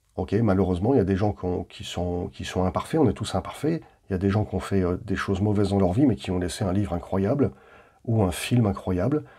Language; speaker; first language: French; native; French